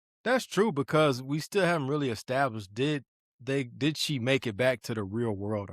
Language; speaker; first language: English; native; English